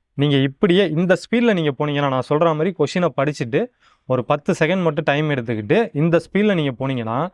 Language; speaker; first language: Tamil; native; Tamil